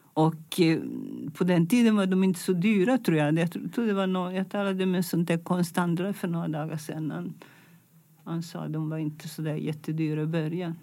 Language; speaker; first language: Swedish; non-native, fluent; Italian